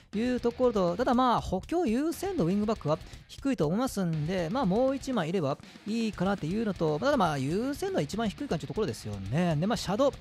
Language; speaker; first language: Japanese; native; Japanese